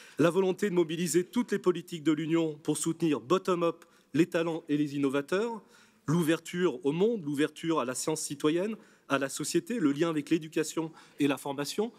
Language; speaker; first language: French; native; French